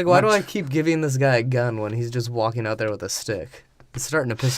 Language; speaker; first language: English; native; English